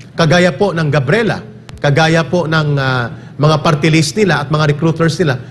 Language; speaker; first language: Filipino; native; Filipino